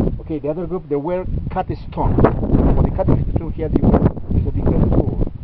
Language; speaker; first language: English; non-native, learner; Spanish